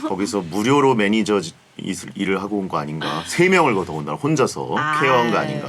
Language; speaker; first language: Korean; native; Korean